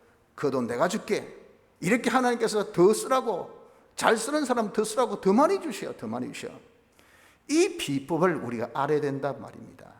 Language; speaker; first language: Korean; native; Korean